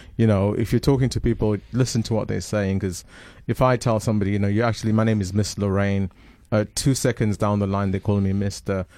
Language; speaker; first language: English; non-native, local second language; Shona